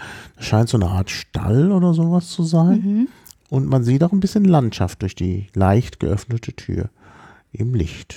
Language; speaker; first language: German; native; German